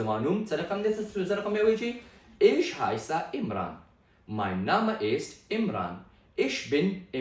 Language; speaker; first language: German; non-native, fluent; Pashto